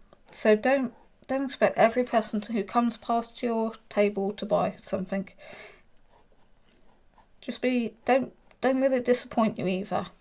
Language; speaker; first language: English; native; English